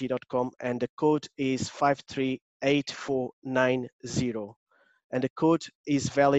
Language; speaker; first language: English; non-native, fluent; Portuguese